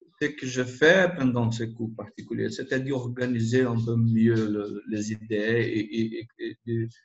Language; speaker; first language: French; non-native, learner; Portuguese